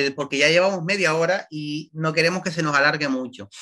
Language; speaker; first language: Spanish; native; Spanish